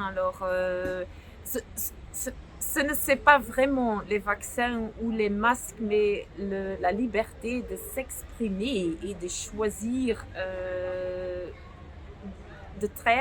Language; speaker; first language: French; non-native, local second language; Dutch